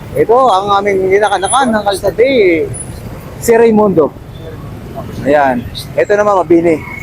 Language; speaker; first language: Filipino; native; Filipino